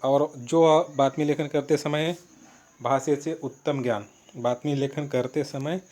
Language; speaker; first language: Hindi; non-native, local second language; Marathi